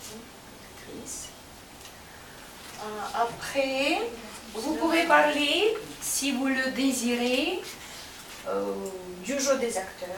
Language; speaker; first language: French; non-native, fluent; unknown